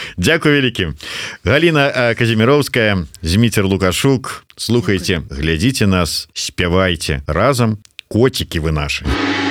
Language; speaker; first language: Belarusian; native; Belarusian